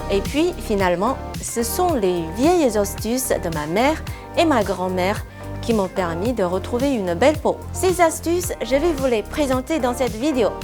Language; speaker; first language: French; non-native, fluent; Chinese